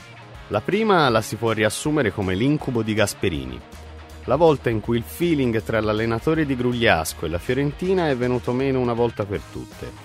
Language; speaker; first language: Italian; native; Italian